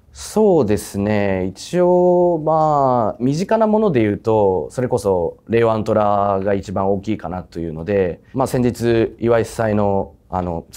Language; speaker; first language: Japanese; native; Japanese